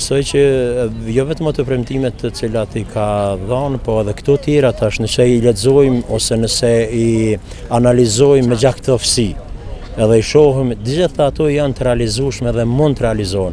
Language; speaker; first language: Albanian; native; Albanian